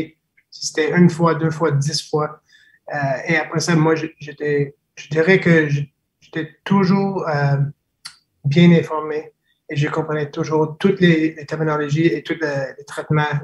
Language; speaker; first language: French; non-native, fluent; English